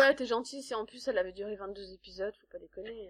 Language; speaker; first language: French; native; French